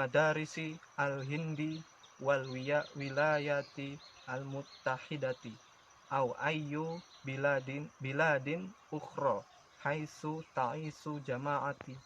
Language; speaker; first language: Arabic; non-native, learner; Indonesian